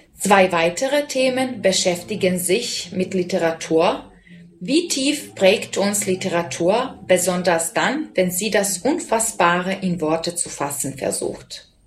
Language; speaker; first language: German; non-native, fluent; Serbian